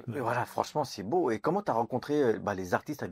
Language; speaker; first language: French; native; French